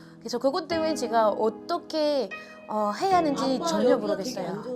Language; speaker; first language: Korean; non-native, fluent; French